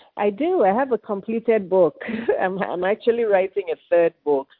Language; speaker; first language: English; non-native, local second language; Yoruba